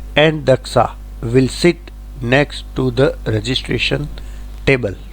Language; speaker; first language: English; non-native, local second language; Gujarati